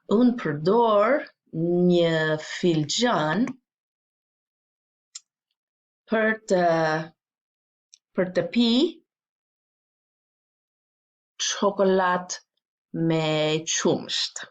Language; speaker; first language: Albanian; non-native, learner; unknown